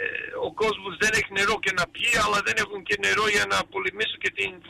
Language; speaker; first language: Greek; early bilingual, heritage; Greek